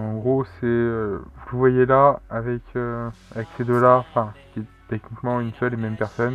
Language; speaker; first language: French; native; French